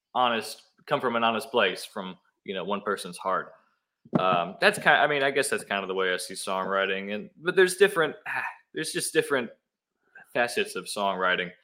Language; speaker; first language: English; native; English